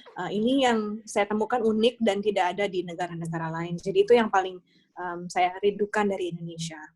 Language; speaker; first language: Indonesian; native; Indonesian